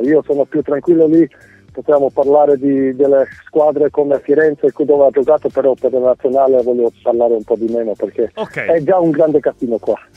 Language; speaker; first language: Italian; non-native, fluent; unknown